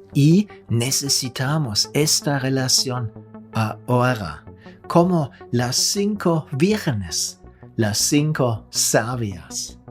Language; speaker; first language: Spanish; non-native, fluent; German